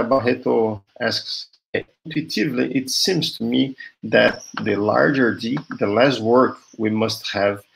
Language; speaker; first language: English; non-native, fluent; Portuguese